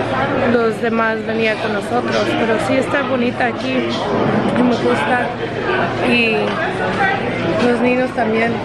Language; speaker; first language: Spanish; early bilingual, heritage; English